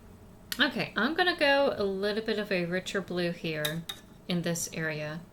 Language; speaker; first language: English; native; English